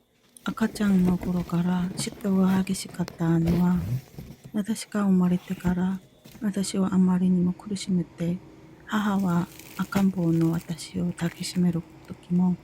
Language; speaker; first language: Japanese; non-native, fluent; Korean